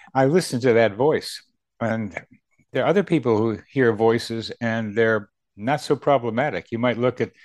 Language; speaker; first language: English; native; English